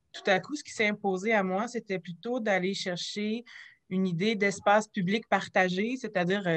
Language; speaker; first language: French; native; French